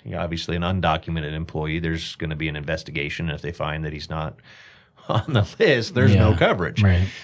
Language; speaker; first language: English; native; English